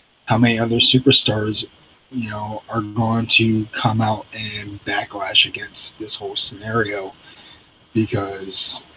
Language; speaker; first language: English; native; English